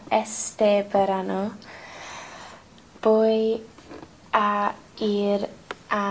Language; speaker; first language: Spanish; non-native, learner; English